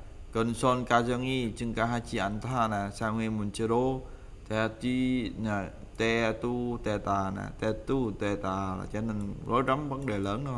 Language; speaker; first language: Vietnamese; native; Vietnamese